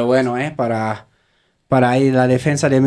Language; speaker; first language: Spanish; native; Spanish